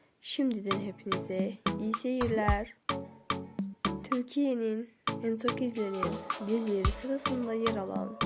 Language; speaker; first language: Turkish; native; Turkish